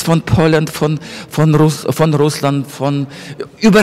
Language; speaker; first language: German; non-native, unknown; Russian